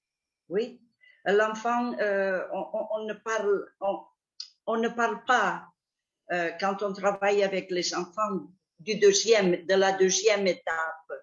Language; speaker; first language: French; non-native, fluent; Catalan